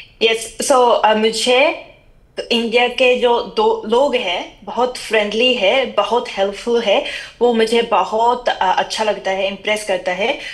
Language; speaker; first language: Hindi; non-native, fluent; Japanese